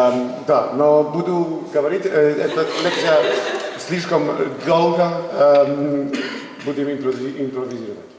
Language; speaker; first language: Russian; non-native, learner; Polish